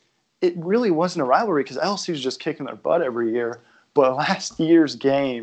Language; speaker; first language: English; native; English